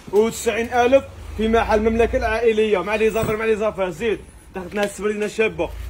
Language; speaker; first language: Arabic; native; Arabic